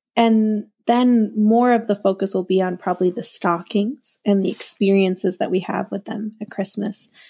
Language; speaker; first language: English; native; English